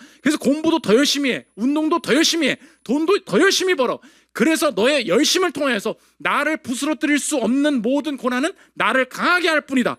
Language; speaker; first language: Korean; native; Korean